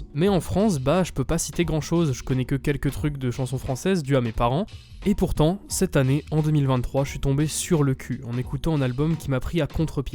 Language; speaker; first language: French; native; French